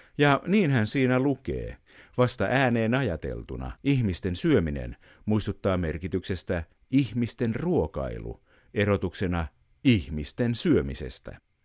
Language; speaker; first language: Finnish; native; Finnish